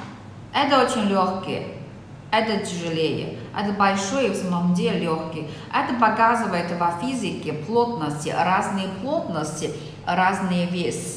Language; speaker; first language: Russian; non-native, learner; Chinese